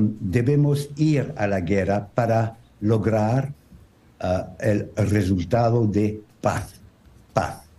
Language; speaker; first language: Spanish; non-native, learner; French